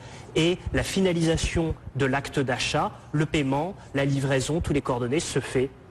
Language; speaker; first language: French; native; French